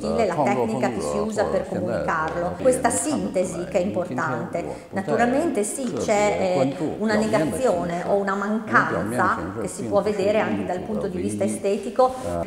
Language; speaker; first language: Italian; non-native, fluent; Chinese